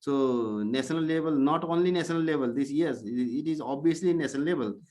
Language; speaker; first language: English; non-native, local second language; Nepali